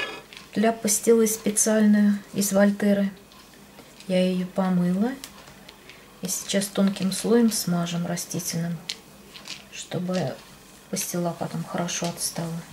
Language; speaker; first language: Russian; native; Russian